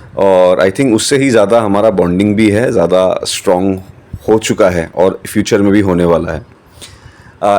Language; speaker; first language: Hindi; non-native, local second language; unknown